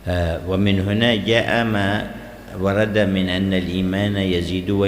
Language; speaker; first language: Arabic; native; Arabic